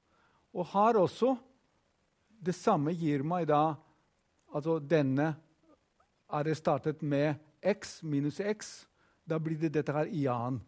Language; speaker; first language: Norwegian; non-native, fluent; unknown